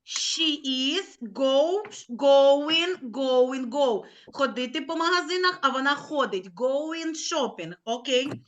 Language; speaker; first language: Ukrainian; native; Ukrainian